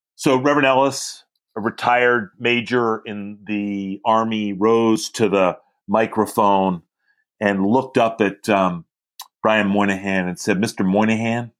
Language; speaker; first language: English; native; English